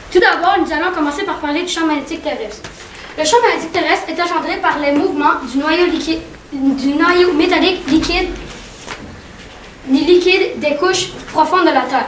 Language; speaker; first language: French; native; French